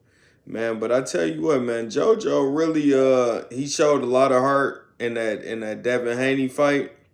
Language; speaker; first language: English; native; English